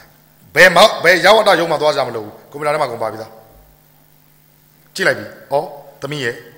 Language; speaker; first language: Burmese; native; Burmese